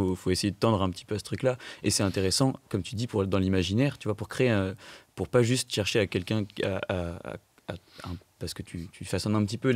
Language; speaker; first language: French; native; French